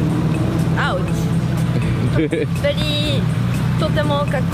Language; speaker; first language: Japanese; non-native, learner; English